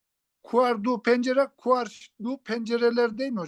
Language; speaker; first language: Turkish; native; Turkish